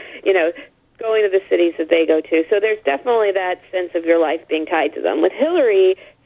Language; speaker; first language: English; native; English